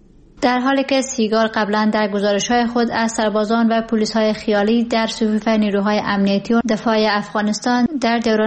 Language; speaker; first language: Persian; native; Persian